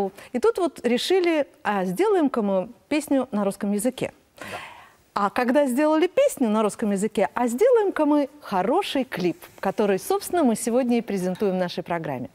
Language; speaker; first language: Russian; native; Russian